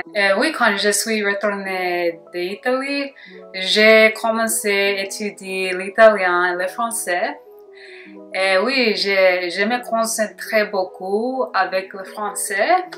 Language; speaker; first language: French; non-native, learner; English